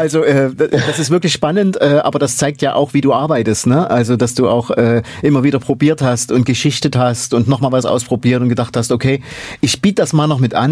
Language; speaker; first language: German; native; German